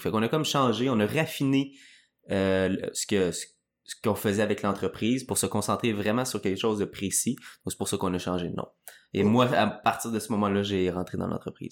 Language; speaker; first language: French; native; French